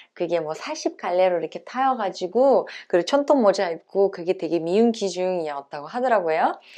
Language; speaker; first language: Korean; non-native, fluent; Uzbek